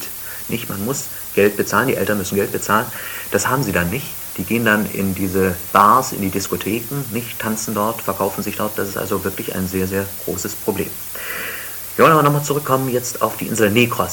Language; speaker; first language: German; native; German